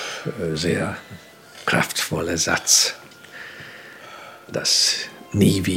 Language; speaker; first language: German; non-native, fluent; Hungarian